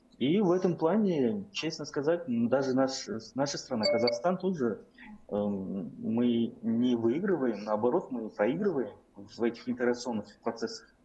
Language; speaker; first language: Russian; non-native, local second language; Kazakh